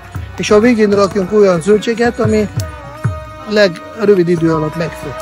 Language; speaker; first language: Hungarian; non-native, fluent; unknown